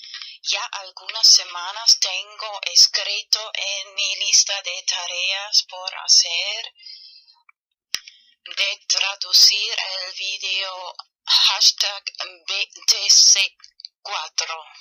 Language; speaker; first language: Spanish; non-native, learner; German